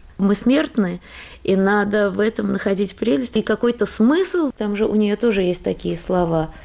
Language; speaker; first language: Russian; native; Russian